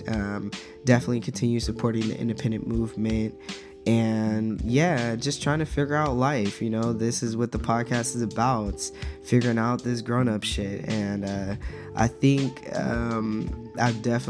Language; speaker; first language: English; native; English